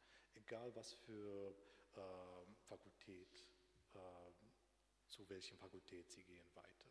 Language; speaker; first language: German; non-native, fluent; Romanian